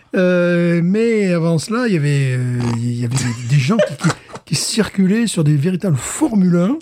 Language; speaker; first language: French; native; French